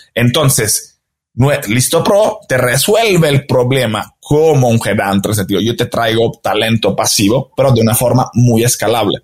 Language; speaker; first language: Spanish; non-native, fluent; Italian